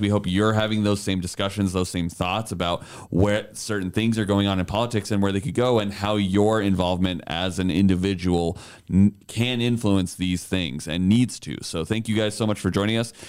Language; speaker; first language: English; native; English